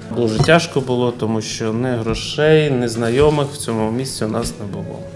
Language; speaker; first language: Ukrainian; non-native, local second language; Russian